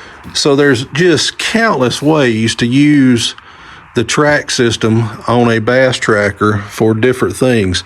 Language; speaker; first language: English; native; English